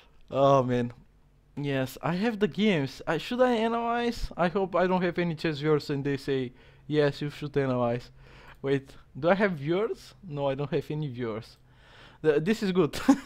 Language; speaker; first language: English; non-native, learner; Bulgarian